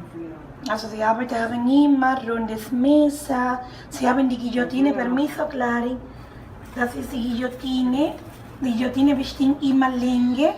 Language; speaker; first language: German; non-native, fluent; Spanish